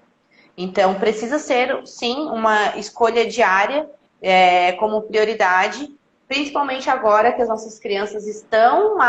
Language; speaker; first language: Portuguese; native; Portuguese